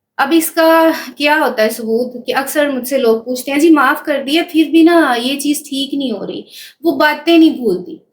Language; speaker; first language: Urdu; non-native, local second language; Punjabi